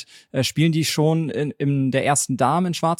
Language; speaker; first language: German; native; German